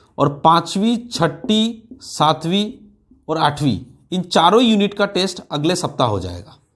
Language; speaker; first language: Hindi; native; Hindi